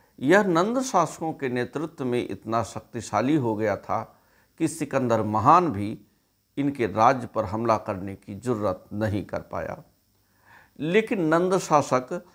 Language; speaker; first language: Hindi; native; Hindi